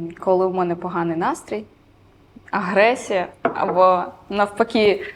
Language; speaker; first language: Ukrainian; non-native, local second language; Romanian